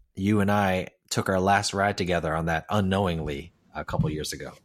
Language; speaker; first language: English; non-native, local second language; Cantonese